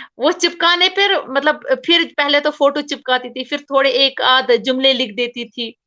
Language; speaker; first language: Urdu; non-native, local second language; Kashmiri